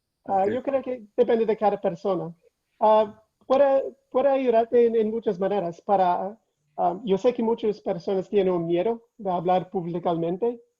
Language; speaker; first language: Spanish; non-native, fluent; English